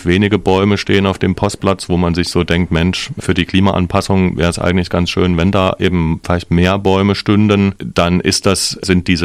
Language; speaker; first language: German; native; German